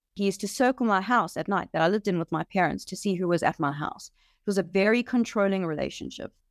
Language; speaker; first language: English; native; English